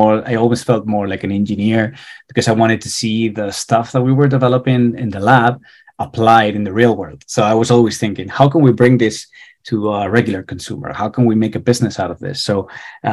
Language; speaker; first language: English; non-native, fluent; Spanish